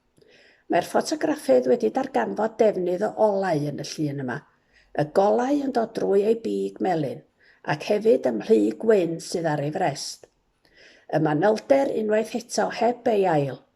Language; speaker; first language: Welsh; native; Welsh